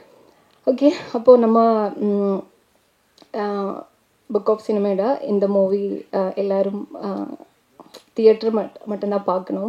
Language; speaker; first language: Tamil; non-native, learner; Malayalam